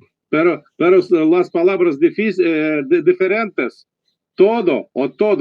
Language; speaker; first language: Spanish; non-native, learner; Russian